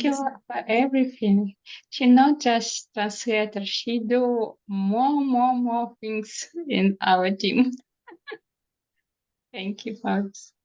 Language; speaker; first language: English; non-native, learner; Russian